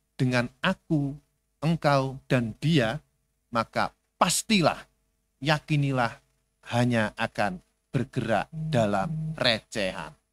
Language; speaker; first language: Indonesian; native; Indonesian